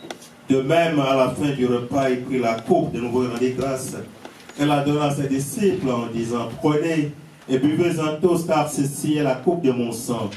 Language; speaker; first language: French; native; French